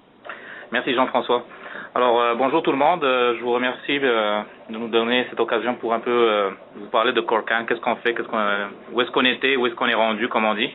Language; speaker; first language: French; native; French